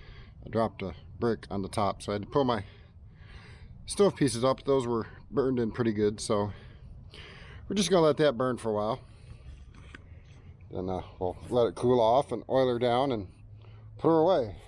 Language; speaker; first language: English; native; English